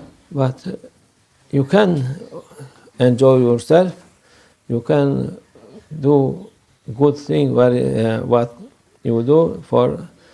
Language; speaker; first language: English; non-native, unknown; Turkish